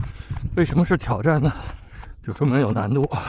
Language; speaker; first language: Chinese; native; Chinese